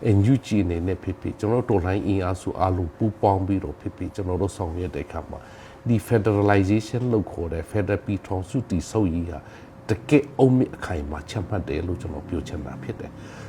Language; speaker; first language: Burmese; non-native, local second language; Hakha Chin